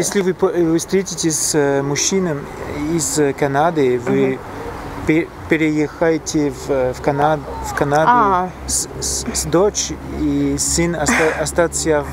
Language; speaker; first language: Russian; non-native, learner; French